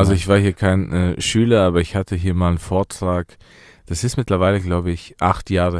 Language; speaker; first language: German; early bilingual, other home language; Persian